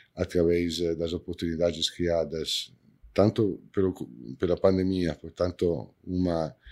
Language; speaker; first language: Portuguese; non-native, fluent; Italian